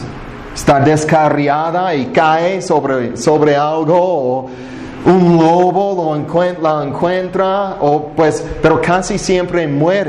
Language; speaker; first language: Spanish; non-native, fluent; English